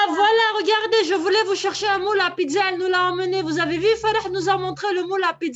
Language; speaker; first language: French; non-native, local second language; Arabic